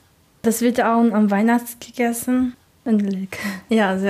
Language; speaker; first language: German; non-native, learner; Portuguese